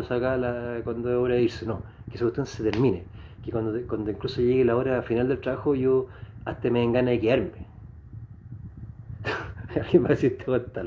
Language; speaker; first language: Spanish; native; Spanish